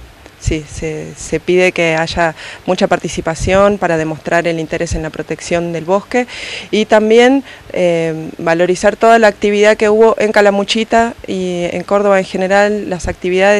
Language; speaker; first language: Spanish; native; Spanish